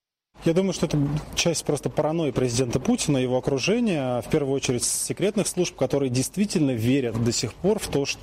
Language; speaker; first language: Russian; native; Russian